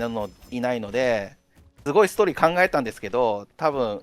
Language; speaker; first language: Japanese; non-native, fluent; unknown